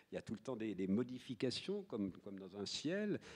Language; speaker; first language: French; native; French